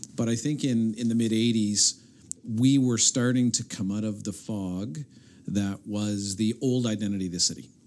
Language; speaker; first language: English; native; English